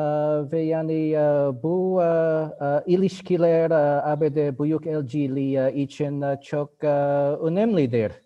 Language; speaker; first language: Turkish; non-native, learner; English